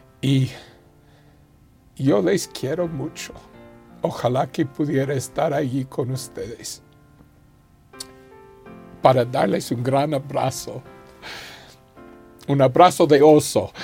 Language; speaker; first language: Spanish; non-native, fluent; English